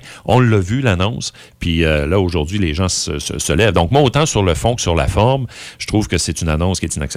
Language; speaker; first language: French; native; French